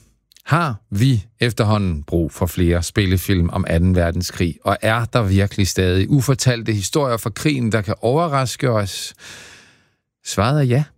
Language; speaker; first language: Danish; native; Danish